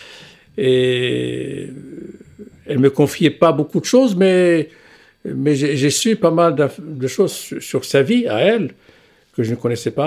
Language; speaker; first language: French; non-native, local second language; Arabic